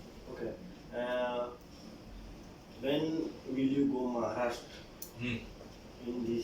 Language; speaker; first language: English; non-native, local second language; Gujarati